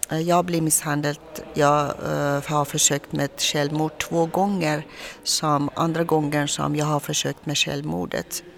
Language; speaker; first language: Swedish; non-native, fluent; Persian